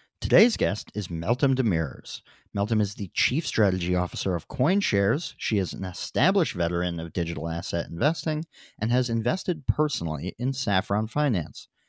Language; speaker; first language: English; native; English